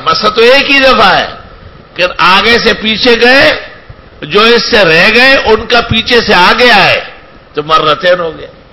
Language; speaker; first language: Urdu; non-native, local second language; Pashto